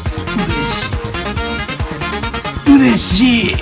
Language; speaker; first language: Japanese; native; Japanese